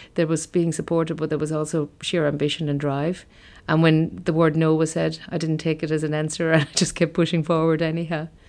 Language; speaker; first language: English; native; English